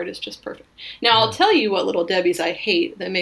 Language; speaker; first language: English; native; English